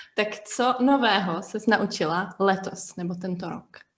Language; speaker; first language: Czech; native; Czech